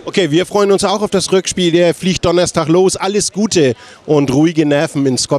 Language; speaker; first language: German; native; German